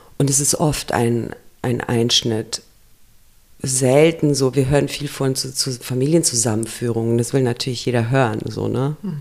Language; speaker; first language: German; early bilingual, other home language; Romanian